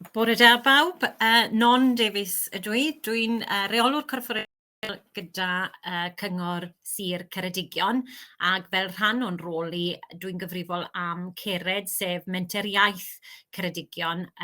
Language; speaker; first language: Welsh; native; Welsh